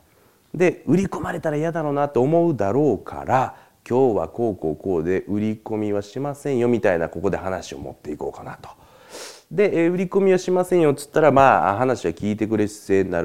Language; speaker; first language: Japanese; native; Japanese